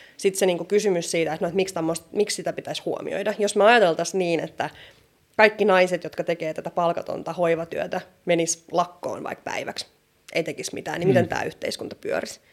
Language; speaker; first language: Finnish; native; Finnish